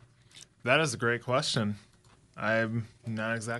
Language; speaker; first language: English; native; English